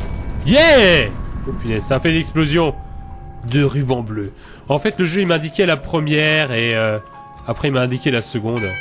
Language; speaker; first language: French; native; French